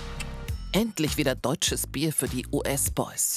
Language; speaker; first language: German; native; German